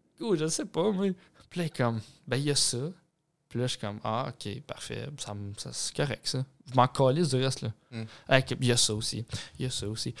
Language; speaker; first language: French; native; French